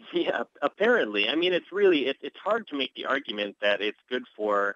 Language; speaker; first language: English; native; English